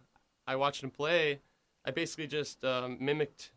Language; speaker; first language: English; native; English